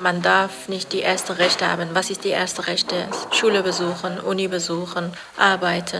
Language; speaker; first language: German; non-native, fluent; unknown